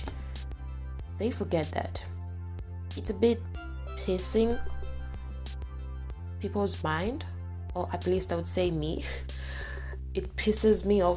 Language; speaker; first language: English; non-native, local second language; Swahili